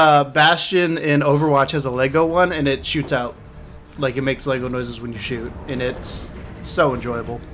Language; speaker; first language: English; native; English